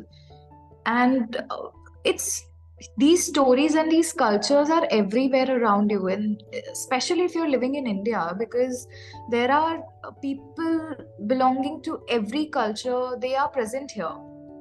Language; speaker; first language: English; non-native, local second language; Hindi